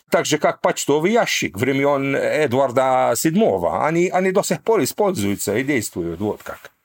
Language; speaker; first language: Russian; non-native, fluent; Maltese